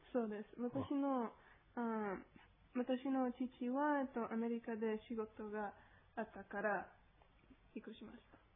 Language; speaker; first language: Japanese; non-native, learner; Spanish